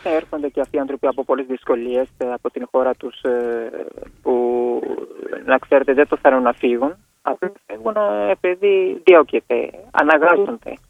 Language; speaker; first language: Greek; non-native, fluent; Kashmiri